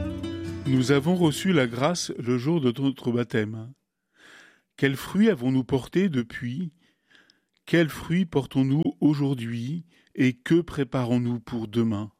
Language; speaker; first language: French; native; French